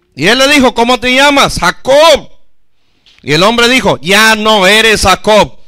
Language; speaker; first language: Spanish; non-native, fluent; English